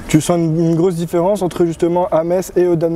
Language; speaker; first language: French; native; French